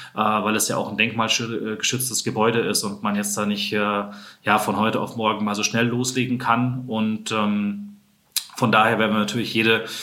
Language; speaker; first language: German; native; German